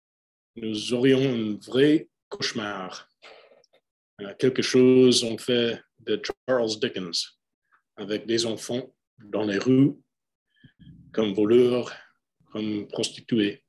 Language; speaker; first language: French; non-native, fluent; English